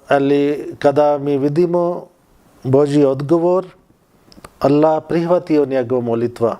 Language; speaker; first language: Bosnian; non-native, fluent; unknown